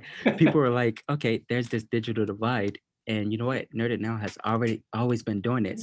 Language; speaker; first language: English; native; English